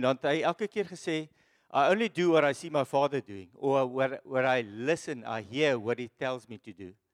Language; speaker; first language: English; non-native, local second language; Afrikaans